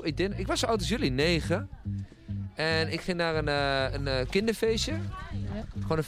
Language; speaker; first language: Dutch; native; Dutch